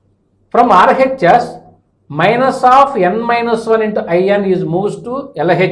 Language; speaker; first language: English; non-native, local second language; Telugu